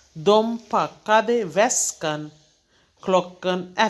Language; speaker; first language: Swedish; non-native, fluent; Hindi